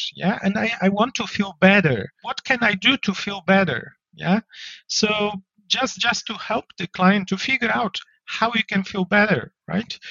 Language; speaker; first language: English; non-native, fluent; Polish